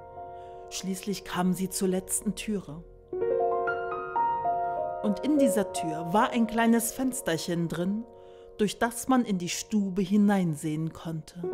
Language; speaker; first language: German; native; German